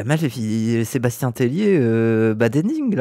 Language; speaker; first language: French; native; French